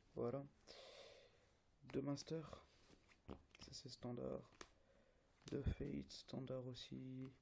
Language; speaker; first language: French; native; French